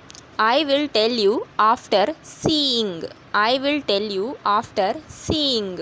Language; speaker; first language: English; non-native, learner; Hindi